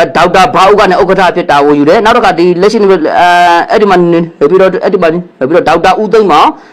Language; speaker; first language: Burmese; non-native, local second language; Rohingya